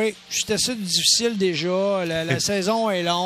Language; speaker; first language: French; native; French